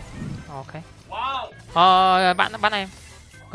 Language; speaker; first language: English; non-native, learner; Vietnamese